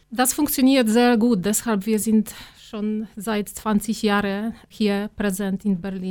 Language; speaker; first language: German; non-native, fluent; Polish